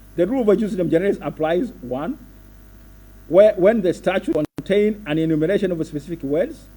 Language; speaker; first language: English; non-native, local second language; Swahili